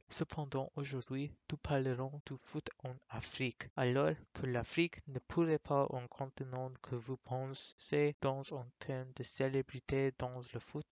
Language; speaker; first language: French; non-native, learner; English